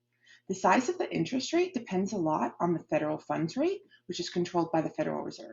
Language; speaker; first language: English; native; English